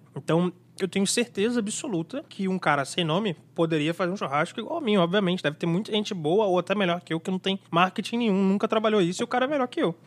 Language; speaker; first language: Portuguese; native; Portuguese